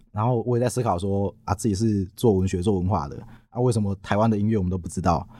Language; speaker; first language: Chinese; non-native, local second language; Min Nan Chinese